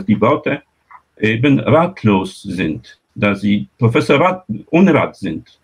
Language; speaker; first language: German; non-native, learner; Polish